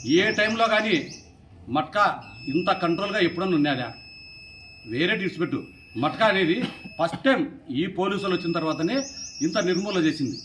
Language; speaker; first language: Telugu; native; Telugu